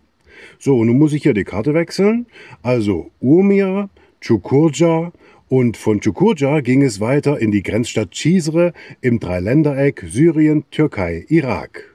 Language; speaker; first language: German; native; German